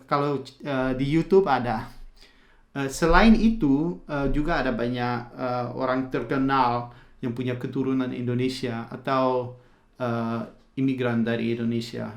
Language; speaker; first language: Indonesian; early bilingual, heritage; Dutch